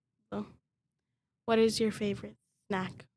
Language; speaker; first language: English; non-native, learner; Spanish